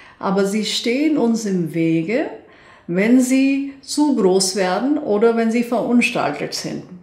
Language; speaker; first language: German; non-native, fluent; Hindi